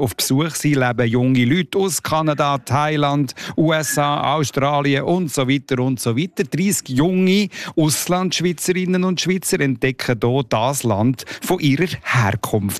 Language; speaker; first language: German; native; German